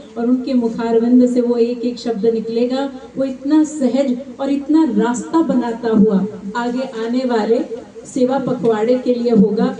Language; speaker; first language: Hindi; non-native, local second language; Punjabi